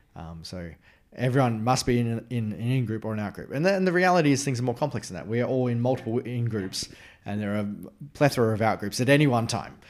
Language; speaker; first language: English; native; English